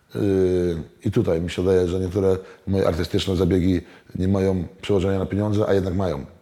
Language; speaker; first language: Polish; native; Polish